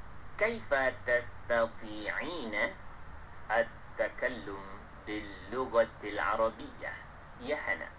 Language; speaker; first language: Arabic; non-native, fluent; Malay